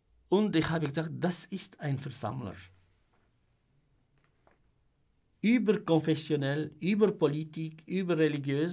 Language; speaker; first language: German; non-native, fluent; Arabic